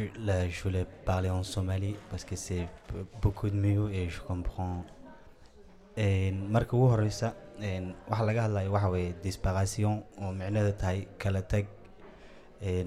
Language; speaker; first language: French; non-native, learner; Somali